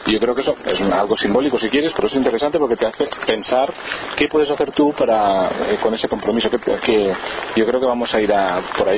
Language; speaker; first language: Spanish; native; Spanish